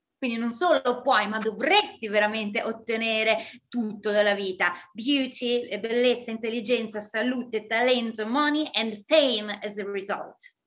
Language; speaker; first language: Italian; native; Italian